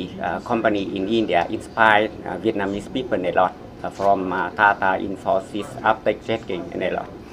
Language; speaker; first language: English; non-native, fluent; Vietnamese